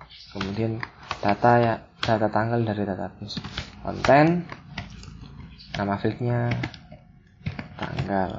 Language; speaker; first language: Indonesian; native; Indonesian